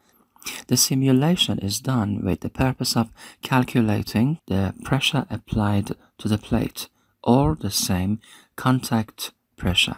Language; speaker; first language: English; non-native, fluent; Persian